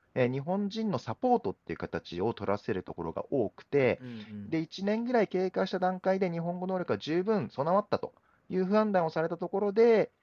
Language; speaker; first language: Japanese; native; Japanese